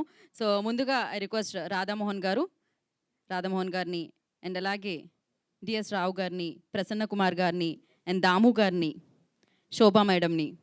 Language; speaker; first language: Telugu; native; Telugu